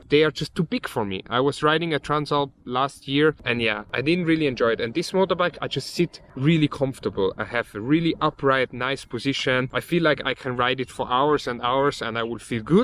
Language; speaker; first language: English; non-native, fluent; German